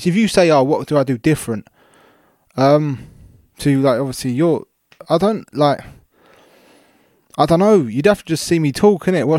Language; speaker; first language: English; native; English